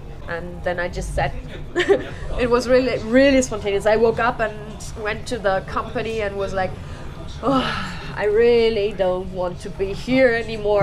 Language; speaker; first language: English; non-native, fluent; German